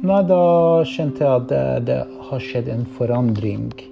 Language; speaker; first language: Norwegian; non-native, fluent; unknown